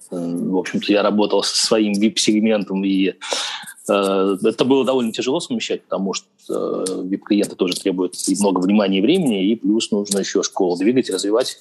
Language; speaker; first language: Russian; native; Russian